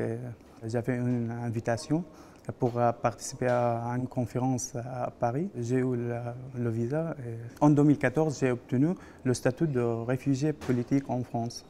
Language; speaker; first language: French; non-native, fluent; Arabic